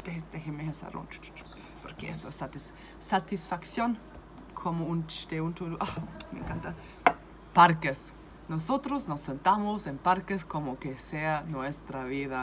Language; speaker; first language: Spanish; non-native, fluent; German